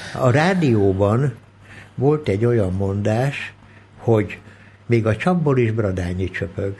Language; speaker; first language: Hungarian; early bilingual, other home language; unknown